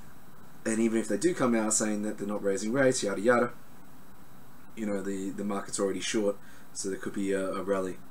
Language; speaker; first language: English; native; English